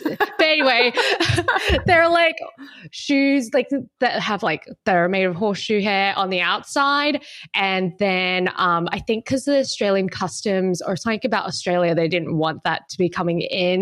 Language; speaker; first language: English; native; English